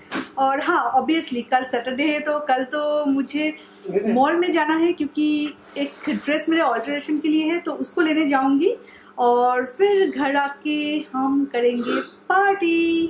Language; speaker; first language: Hindi; non-native, local second language; Bangla